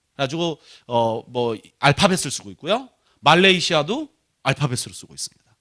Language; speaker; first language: Korean; native; Korean